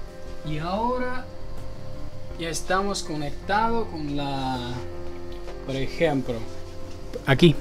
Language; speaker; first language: Spanish; non-native, learner; Chinese